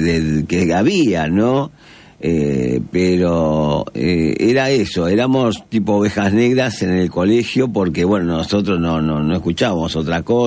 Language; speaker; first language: Spanish; native; Spanish